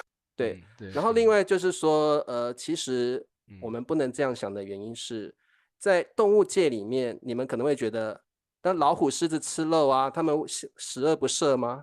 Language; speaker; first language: Chinese; native; Chinese